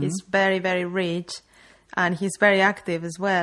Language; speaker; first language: English; non-native, fluent; Spanish